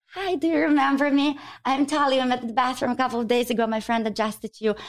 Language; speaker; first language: English; non-native, fluent; Ukrainian